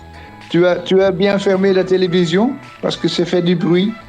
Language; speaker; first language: French; non-native, fluent; Dutch